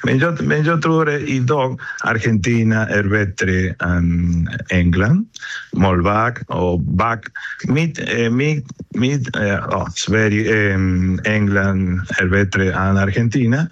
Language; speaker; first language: Swedish; non-native, learner; Spanish